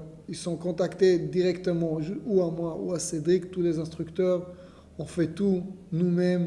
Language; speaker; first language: French; non-native, fluent; Hebrew